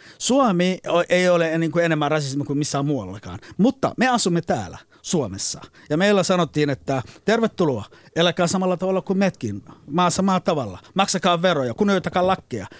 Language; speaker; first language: Finnish; non-native, fluent; Somali